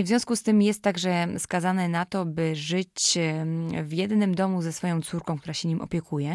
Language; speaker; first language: Polish; native; Polish